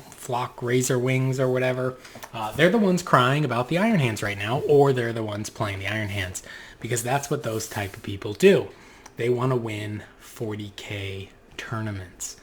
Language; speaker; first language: English; native; English